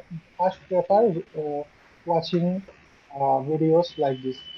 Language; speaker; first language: English; non-native, learner; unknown